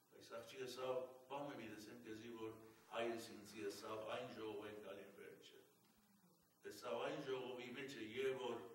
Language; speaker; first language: Armenian; early bilingual, heritage; Armenian